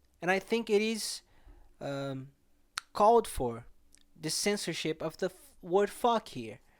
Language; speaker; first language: English; non-native, fluent; Portuguese